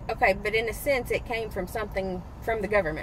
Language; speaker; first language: English; native; English